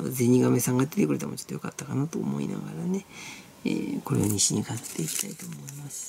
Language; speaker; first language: Japanese; native; Japanese